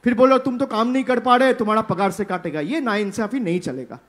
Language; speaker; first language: Hindi; non-native, local second language; Bangla